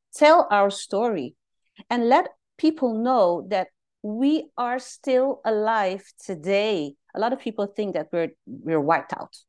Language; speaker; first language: English; non-native, fluent; Dutch